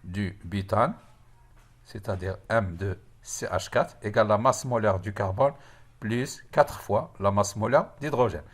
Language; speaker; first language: French; non-native, local second language; Arabic